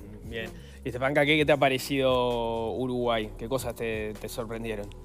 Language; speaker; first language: Spanish; native; Spanish